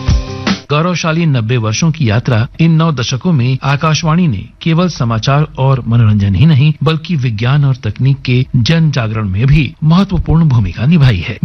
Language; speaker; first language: Hindi; native; Hindi